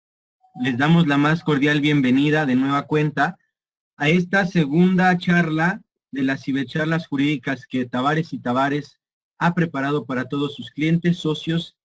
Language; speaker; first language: Spanish; native; Spanish